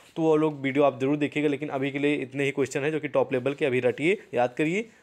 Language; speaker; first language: Hindi; native; Hindi